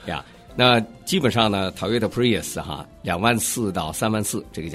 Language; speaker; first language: Chinese; native; Chinese